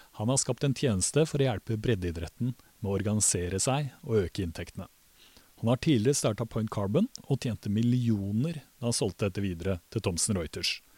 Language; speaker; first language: Norwegian; native; Norwegian